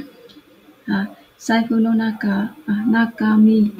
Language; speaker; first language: Japanese; non-native, fluent; Vietnamese